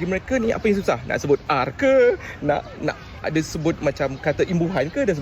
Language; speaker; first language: Malay; native; Malay